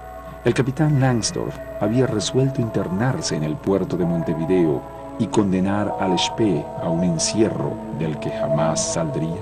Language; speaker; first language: Spanish; native; Spanish